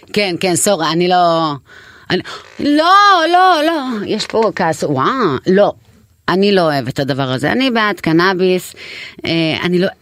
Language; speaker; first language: Hebrew; non-native, local second language; Arabic